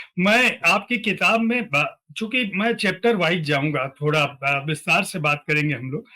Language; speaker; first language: Hindi; native; Hindi